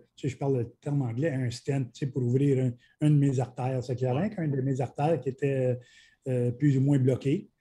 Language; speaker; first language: French; native; French